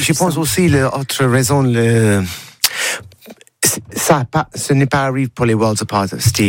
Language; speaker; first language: French; non-native, learner; English